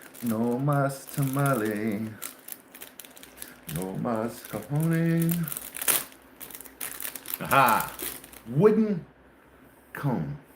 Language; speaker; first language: Spanish; non-native, learner; English